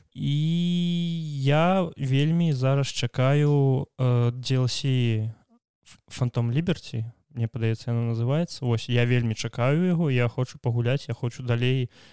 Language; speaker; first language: Belarusian; non-native, local second language; Russian